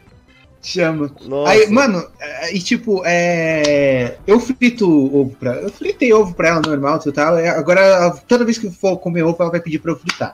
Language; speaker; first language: Portuguese; native; Portuguese